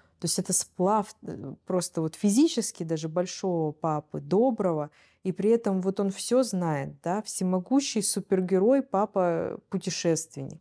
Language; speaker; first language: Russian; native; Russian